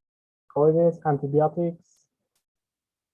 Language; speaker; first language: English; non-native, learner; Spanish